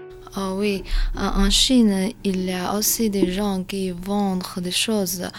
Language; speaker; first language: French; non-native, learner; Chinese